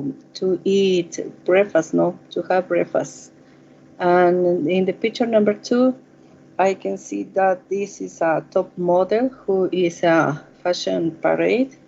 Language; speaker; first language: English; non-native, learner; Spanish